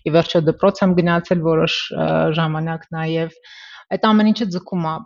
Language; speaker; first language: Armenian; early bilingual, heritage; Armenian